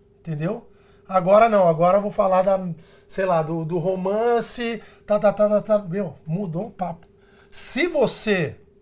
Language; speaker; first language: Portuguese; early bilingual, other home language; Spanish